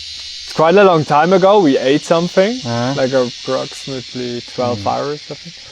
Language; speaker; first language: English; non-native, fluent; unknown